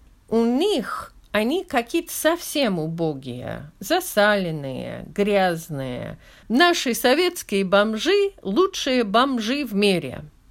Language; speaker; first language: Russian; non-native, fluent; English